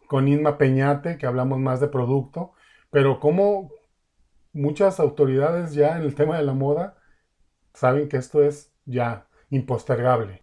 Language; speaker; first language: Spanish; native; Spanish